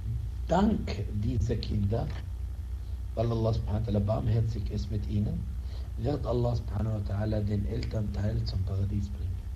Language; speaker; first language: German; non-native, fluent; Arabic